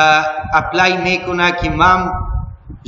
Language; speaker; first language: Persian; non-native, local second language; Pashto